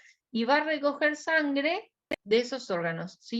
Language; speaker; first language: Spanish; native; Spanish